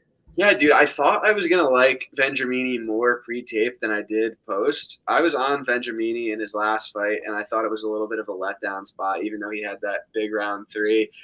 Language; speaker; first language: English; native; English